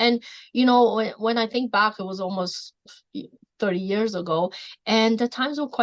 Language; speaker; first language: English; non-native, fluent; Polish